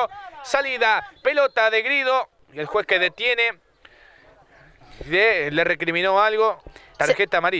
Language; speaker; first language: Spanish; native; Spanish